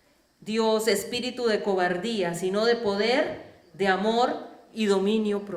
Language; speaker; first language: Spanish; native; Spanish